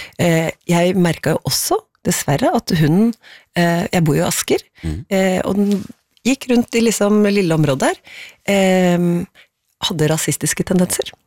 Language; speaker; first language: Norwegian; native; Norwegian